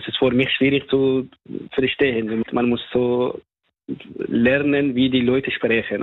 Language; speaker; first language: German; non-native, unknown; Persian